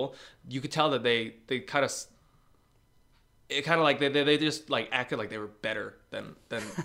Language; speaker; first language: English; early bilingual, other home language; Chinese